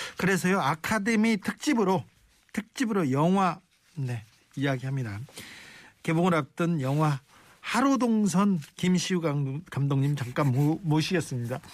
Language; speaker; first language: Korean; native; Korean